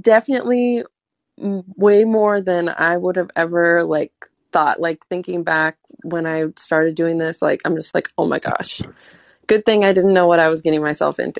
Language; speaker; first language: English; native; English